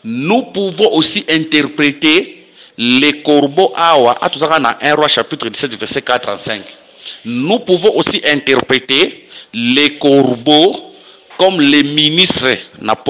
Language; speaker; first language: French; non-native, local second language; Lingala